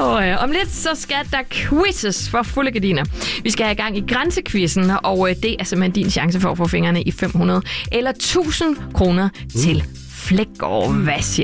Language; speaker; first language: Danish; native; Danish